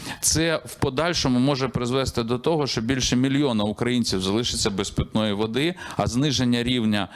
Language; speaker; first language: Ukrainian; native; Ukrainian